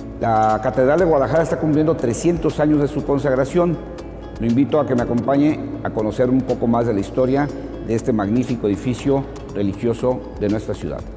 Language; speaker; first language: Spanish; native; Spanish